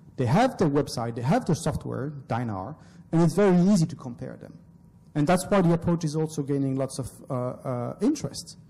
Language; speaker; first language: English; non-native, fluent; French